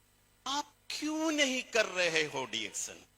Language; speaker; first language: Hindi; non-native, fluent; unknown